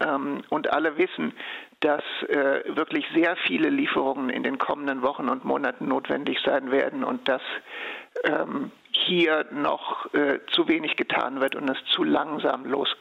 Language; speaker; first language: German; native; German